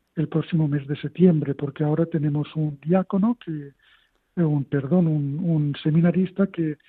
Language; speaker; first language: Spanish; native; Spanish